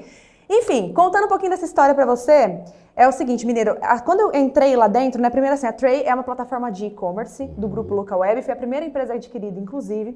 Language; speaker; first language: Portuguese; native; Portuguese